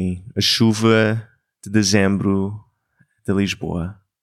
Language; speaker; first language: Portuguese; non-native, fluent; English